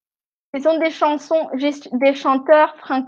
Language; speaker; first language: French; non-native, fluent; Spanish